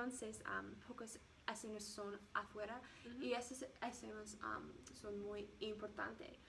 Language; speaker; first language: Spanish; non-native, learner; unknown